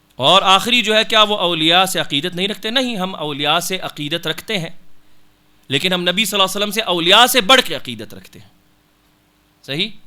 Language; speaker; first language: Urdu; non-native, local second language; Punjabi